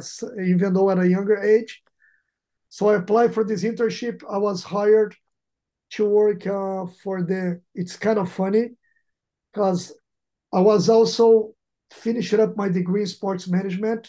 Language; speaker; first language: English; non-native, fluent; Portuguese